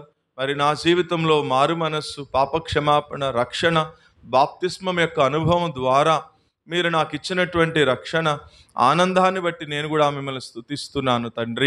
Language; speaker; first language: Telugu; native; Telugu